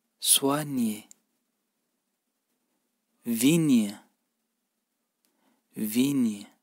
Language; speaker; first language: French; non-native, fluent; Turkish